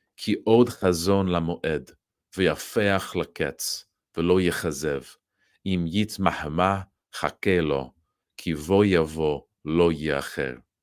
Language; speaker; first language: Hebrew; non-native, fluent; English